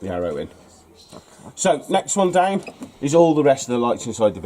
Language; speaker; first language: English; native; English